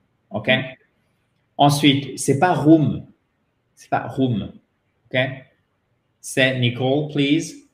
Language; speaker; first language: French; native; French